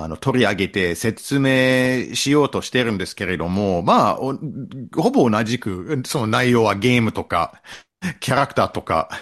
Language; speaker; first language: Japanese; non-native, fluent; English